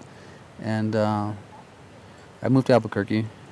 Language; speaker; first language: English; native; English